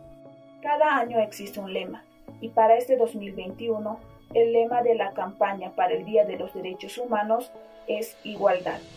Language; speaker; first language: Spanish; native; Spanish